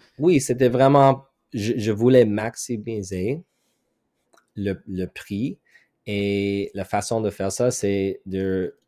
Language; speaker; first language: French; non-native, local second language; English